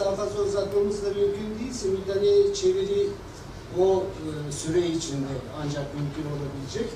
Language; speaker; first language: Turkish; native; Turkish